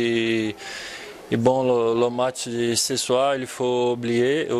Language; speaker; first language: French; non-native, fluent; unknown